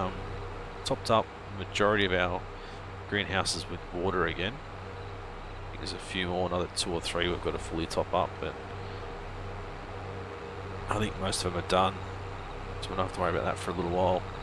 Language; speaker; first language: English; native; English